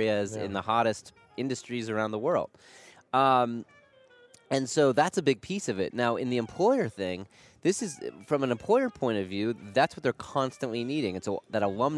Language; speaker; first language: English; native; English